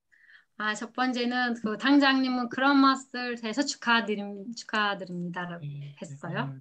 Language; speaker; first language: Korean; non-native, learner; Turkish